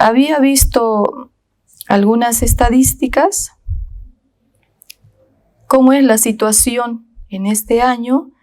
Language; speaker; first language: Spanish; native; Spanish